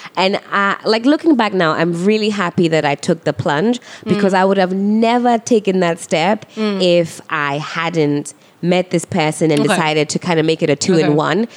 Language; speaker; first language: English; native; English